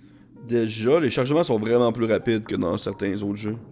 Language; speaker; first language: French; native; French